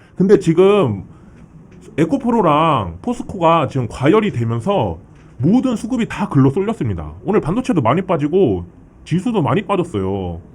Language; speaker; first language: Korean; early bilingual, heritage; Korean